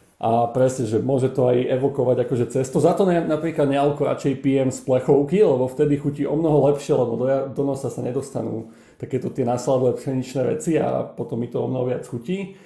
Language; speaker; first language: Slovak; native; Slovak